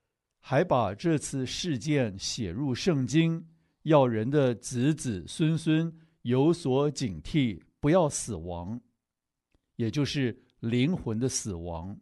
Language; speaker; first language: Chinese; native; Chinese